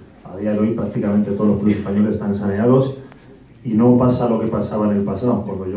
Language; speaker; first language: Spanish; native; Spanish